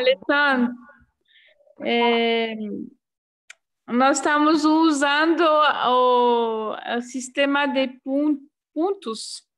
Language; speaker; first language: Portuguese; non-native, fluent; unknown